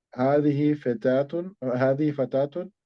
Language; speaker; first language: Arabic; non-native, learner; Urdu